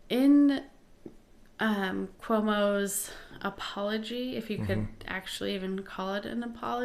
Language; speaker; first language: English; native; English